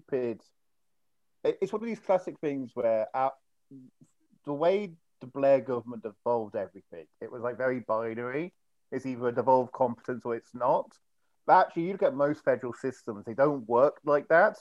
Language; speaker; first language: English; native; English